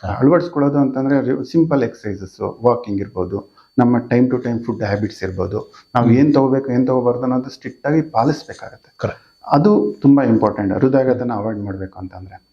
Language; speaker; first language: Kannada; native; Kannada